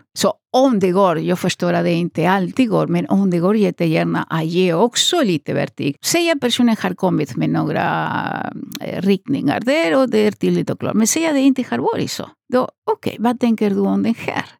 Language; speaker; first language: Swedish; non-native, fluent; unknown